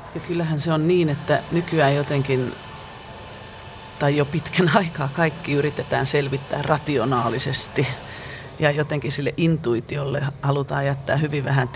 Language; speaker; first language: Finnish; native; Finnish